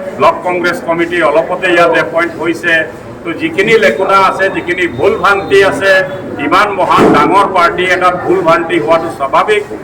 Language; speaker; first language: Assamese; non-native, local second language; Hindi